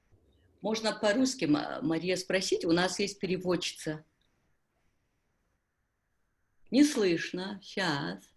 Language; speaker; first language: Russian; native; Russian